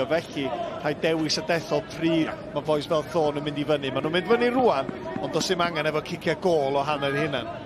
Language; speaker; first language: Welsh; native; Welsh